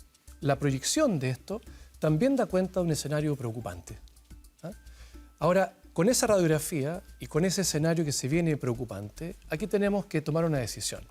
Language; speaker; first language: Spanish; native; Spanish